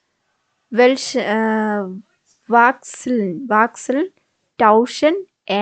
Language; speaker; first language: German; non-native, learner; Malayalam